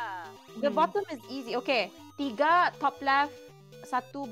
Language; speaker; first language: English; non-native, local second language; Malay